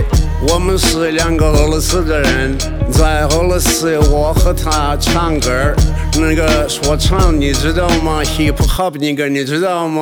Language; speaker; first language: Chinese; non-native, learner; Russian